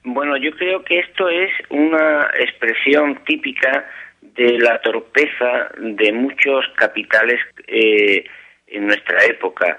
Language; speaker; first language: Spanish; native; Spanish